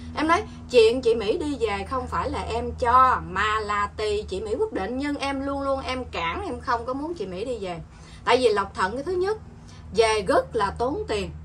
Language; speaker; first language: Vietnamese; native; Vietnamese